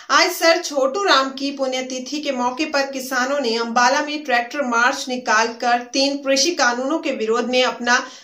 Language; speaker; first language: Hindi; non-native, local second language; Punjabi